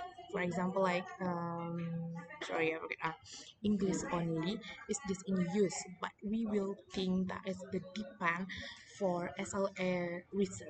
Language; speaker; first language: English; non-native, learner; Indonesian